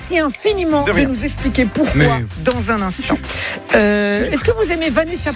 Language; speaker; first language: French; native; French